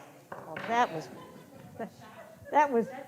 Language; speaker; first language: English; native; English